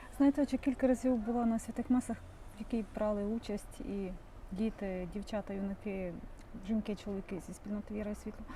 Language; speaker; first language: Ukrainian; native; Ukrainian